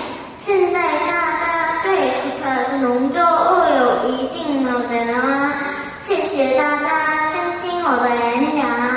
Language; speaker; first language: Chinese; non-native, learner; Korean